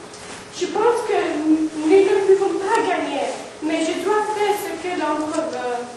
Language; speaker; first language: French; non-native, learner; English